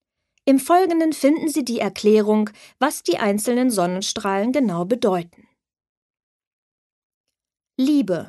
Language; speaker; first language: German; native; German